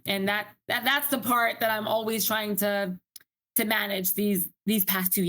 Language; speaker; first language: English; native; English